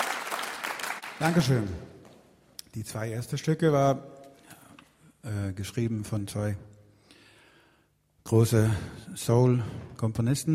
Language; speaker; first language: German; non-native, fluent; Swedish